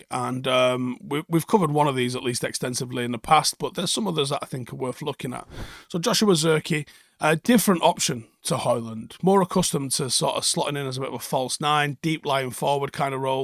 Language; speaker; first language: English; native; English